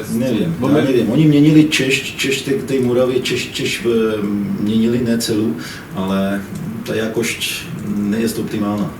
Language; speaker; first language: Polish; non-native, learner; Czech